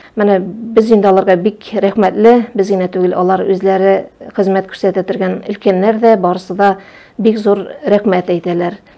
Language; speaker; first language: Tatar; native; Tatar